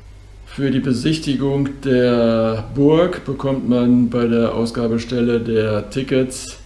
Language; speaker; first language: German; native; German